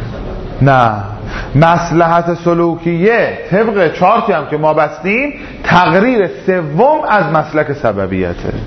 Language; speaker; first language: Persian; native; Persian